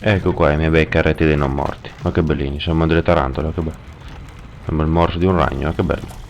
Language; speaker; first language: Italian; native; Italian